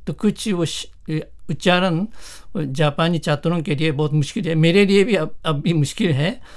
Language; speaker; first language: Hindi; non-native, fluent; Japanese